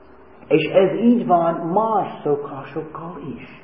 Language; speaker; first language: Hungarian; non-native, fluent; English